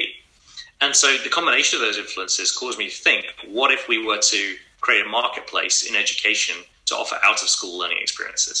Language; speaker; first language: English; native; English